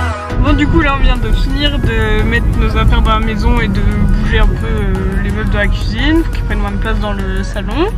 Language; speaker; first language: French; native; French